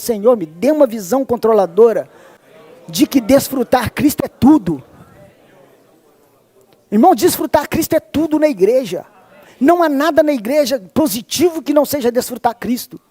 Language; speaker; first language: Portuguese; native; Portuguese